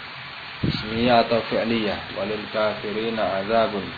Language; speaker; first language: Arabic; non-native, fluent; Indonesian